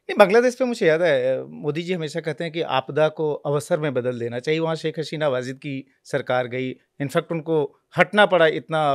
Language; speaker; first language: Hindi; native; Hindi